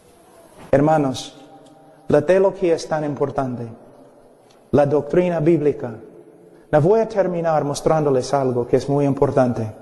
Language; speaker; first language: Spanish; non-native, fluent; English